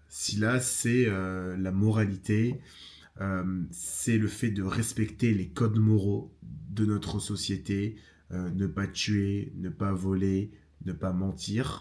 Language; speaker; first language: French; native; French